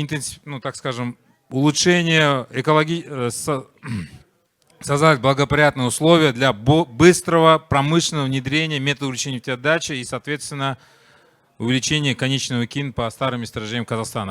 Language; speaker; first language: Russian; native; Russian